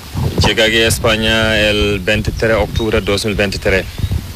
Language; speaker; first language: Spanish; non-native, learner; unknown